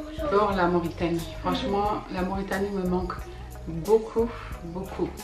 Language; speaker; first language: French; non-native, local second language; Fula